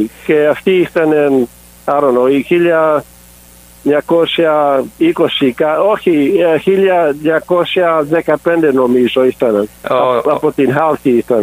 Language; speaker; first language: Greek; early bilingual, heritage; English